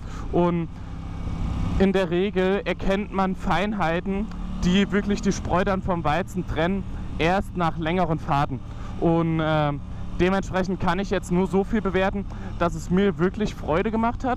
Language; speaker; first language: German; native; German